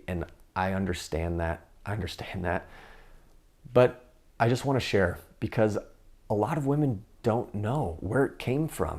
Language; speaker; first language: English; native; English